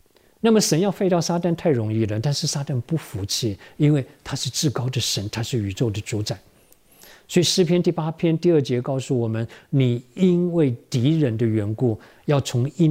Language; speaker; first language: Chinese; native; Chinese